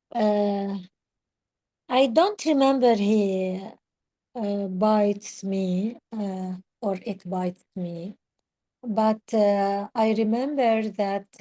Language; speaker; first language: English; non-native, learner; Arabic